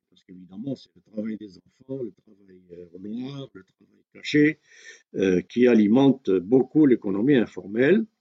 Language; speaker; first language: French; non-native, local second language; Kabyle